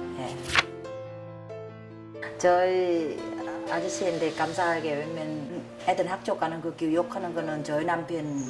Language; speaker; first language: Korean; non-native, learner; Vietnamese